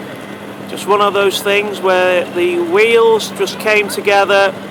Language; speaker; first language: English; native; English